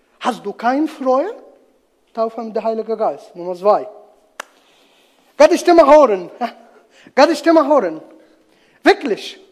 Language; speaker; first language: German; non-native, learner; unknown